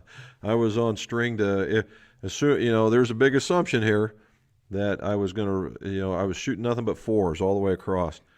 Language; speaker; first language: English; native; English